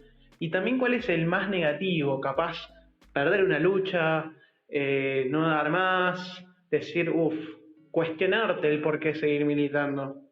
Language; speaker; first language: Spanish; native; Spanish